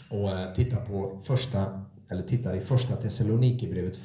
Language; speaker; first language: Swedish; non-native, fluent; English